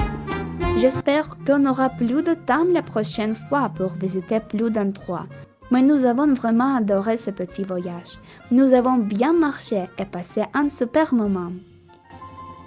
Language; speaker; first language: French; non-native, learner; Russian